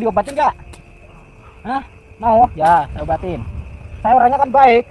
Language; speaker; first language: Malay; non-native, local second language; Javanese